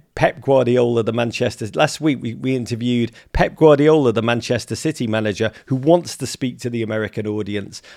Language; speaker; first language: English; native; English